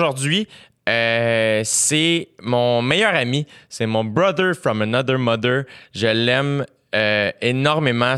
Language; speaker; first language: French; native; French